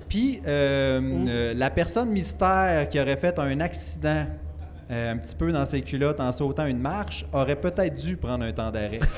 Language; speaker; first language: French; native; French